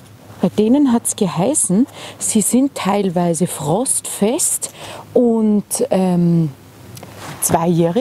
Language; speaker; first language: German; native; German